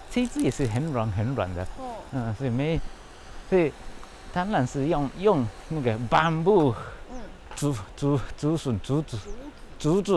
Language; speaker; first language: Chinese; non-native, fluent; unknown